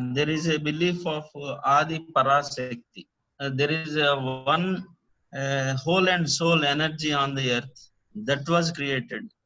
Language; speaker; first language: English; non-native, local second language; Telugu